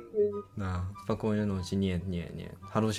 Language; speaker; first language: Russian; non-native, fluent; Japanese